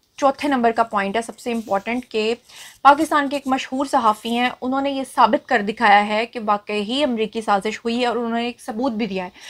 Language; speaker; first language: Urdu; native; Urdu